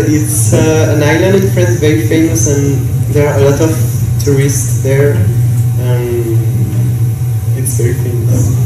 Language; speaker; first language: English; non-native, learner; French